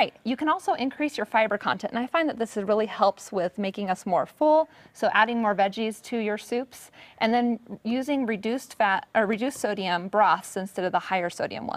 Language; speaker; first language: English; native; English